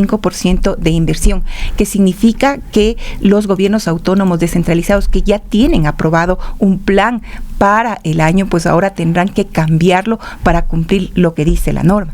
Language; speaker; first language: Spanish; native; Spanish